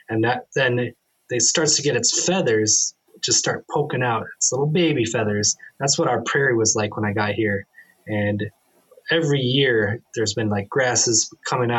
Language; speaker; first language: English; native; English